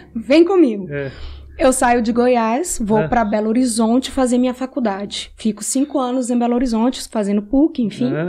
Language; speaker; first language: Portuguese; native; Portuguese